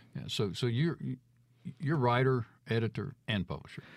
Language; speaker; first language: English; native; English